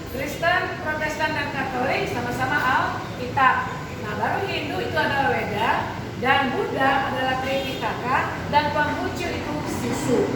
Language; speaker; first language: Indonesian; non-native, local second language; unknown